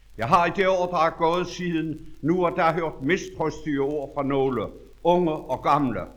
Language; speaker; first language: Danish; native; Danish